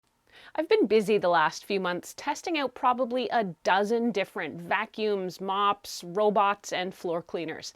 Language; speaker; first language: English; native; English